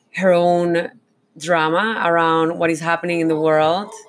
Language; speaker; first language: English; non-native, fluent; Spanish